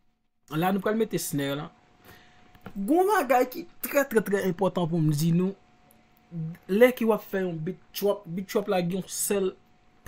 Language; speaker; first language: French; non-native, local second language; Haitian Creole